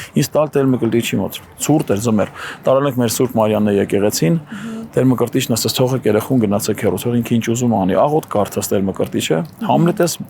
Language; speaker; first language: Armenian; native; Armenian